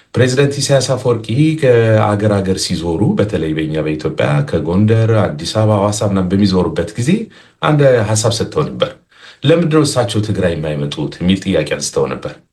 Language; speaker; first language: Amharic; non-native, local second language; Tigrinya